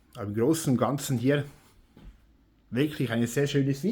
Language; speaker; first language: German; native; German